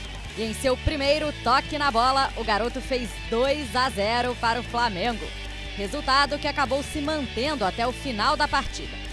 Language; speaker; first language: Portuguese; native; Portuguese